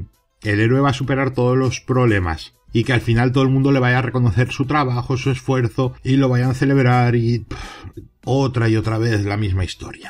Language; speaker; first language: Spanish; native; Spanish